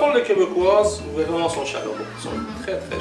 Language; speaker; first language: French; non-native, learner; Persian